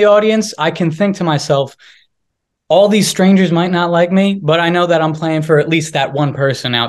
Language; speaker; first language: English; native; English